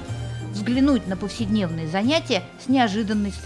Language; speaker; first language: Russian; native; Russian